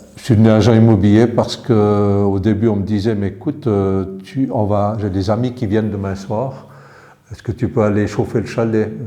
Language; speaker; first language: French; early bilingual, other home language; English